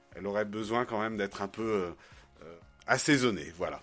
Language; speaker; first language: French; native; French